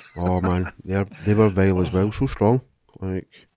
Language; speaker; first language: English; native; English